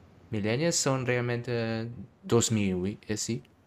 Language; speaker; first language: Spanish; non-native, learner; German